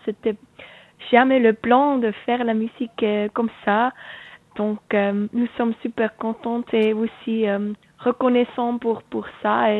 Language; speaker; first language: French; non-native, local second language; Swiss German